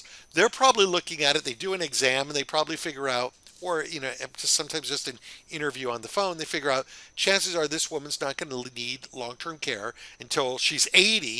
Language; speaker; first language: English; native; English